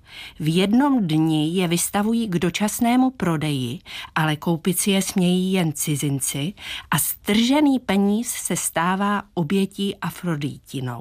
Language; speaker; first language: Czech; native; Czech